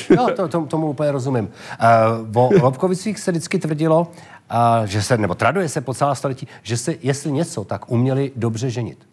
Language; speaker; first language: Czech; native; Czech